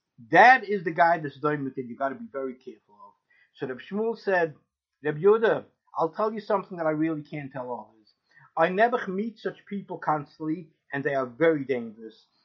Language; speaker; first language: English; native; English